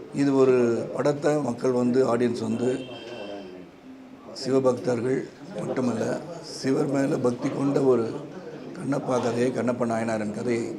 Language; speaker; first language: Tamil; native; Tamil